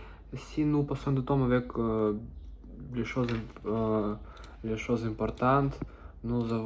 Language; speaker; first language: French; non-native, learner; Russian